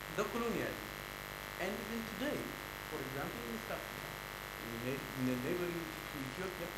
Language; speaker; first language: English; non-native, fluent; Amharic